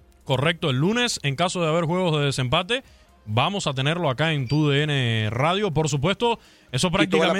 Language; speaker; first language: Spanish; native; Spanish